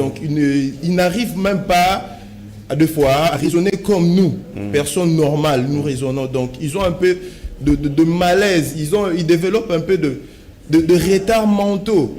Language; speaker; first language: French; non-native, local second language; Lingala